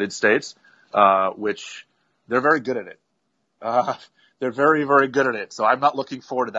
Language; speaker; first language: English; native; English